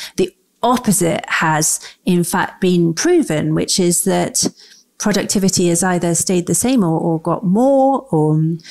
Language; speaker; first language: English; native; English